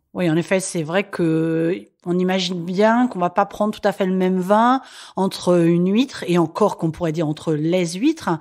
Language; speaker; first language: French; native; French